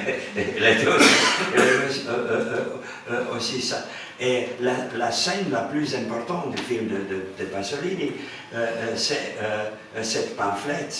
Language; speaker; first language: French; non-native, fluent; Romanian